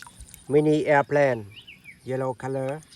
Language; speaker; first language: English; non-native, learner; Indonesian